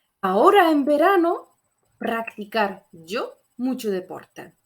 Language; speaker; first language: Spanish; non-native, fluent; Polish